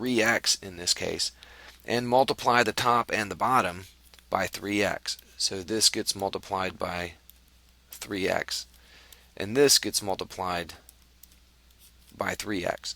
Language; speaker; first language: English; native; English